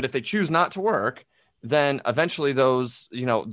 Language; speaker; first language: English; native; English